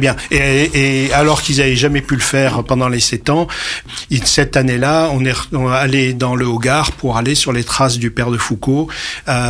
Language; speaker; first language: French; native; French